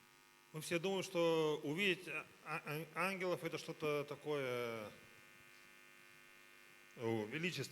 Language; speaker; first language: Russian; native; Russian